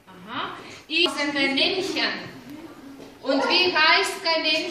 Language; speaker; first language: German; non-native, fluent; Lithuanian